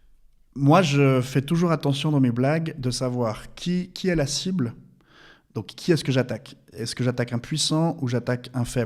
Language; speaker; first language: French; native; French